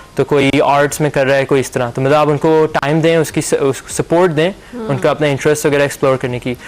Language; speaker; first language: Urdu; native; Urdu